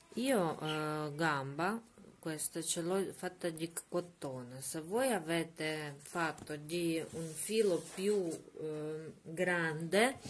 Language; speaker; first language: Italian; non-native, learner; Russian